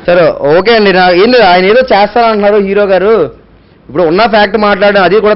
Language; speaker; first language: Telugu; native; Telugu